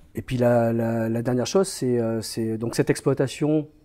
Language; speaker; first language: French; native; French